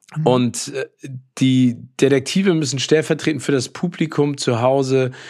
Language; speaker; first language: German; native; German